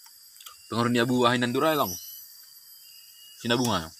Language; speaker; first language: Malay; non-native, local second language; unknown